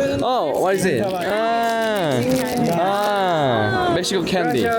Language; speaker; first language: English; non-native, learner; Korean